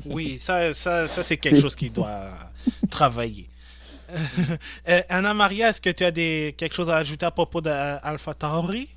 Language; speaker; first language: French; native; French